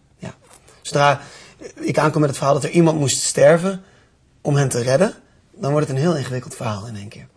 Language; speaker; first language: Dutch; native; Dutch